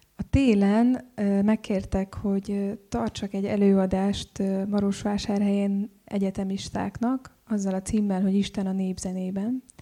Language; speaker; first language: Hungarian; native; Hungarian